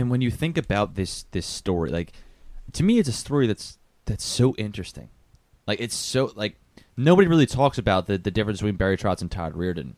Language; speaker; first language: English; native; English